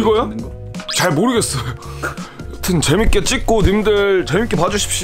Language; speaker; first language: Korean; early bilingual, heritage; Korean